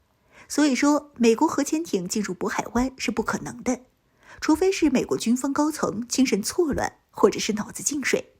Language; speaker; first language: Chinese; native; Chinese